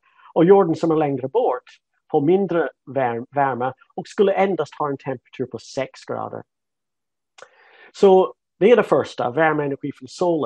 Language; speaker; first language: Swedish; non-native, fluent; English